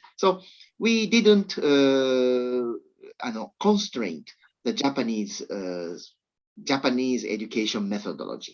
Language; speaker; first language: English; non-native, learner; Japanese